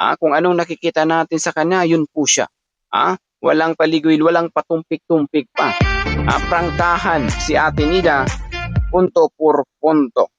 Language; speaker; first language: Filipino; non-native, local second language; Cebuano